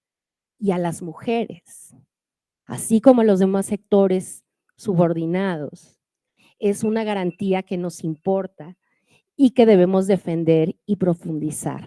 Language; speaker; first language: Spanish; native; Spanish